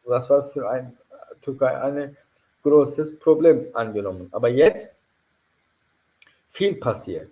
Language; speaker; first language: German; non-native, fluent; Turkish